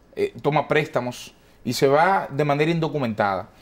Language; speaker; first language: Spanish; native; Spanish